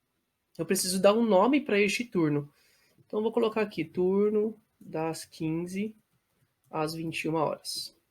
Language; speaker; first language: Portuguese; native; Portuguese